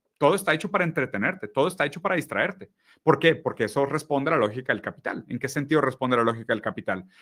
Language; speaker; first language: Spanish; early bilingual, other home language; Portuguese